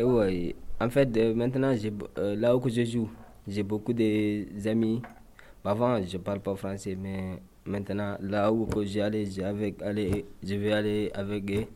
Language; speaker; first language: French; non-native, learner; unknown